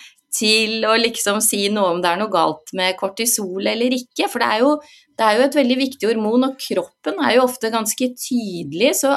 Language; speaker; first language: Norwegian; native; Norwegian